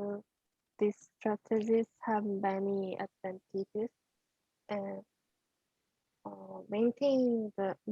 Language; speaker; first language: English; non-native, learner; Korean